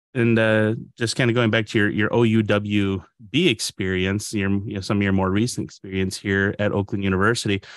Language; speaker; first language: English; native; English